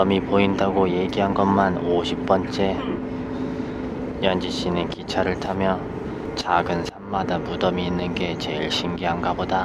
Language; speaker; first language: Korean; native; Korean